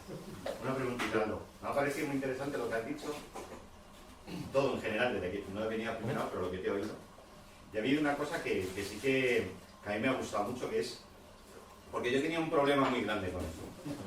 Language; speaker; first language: Spanish; native; Spanish